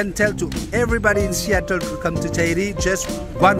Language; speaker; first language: English; non-native, fluent; French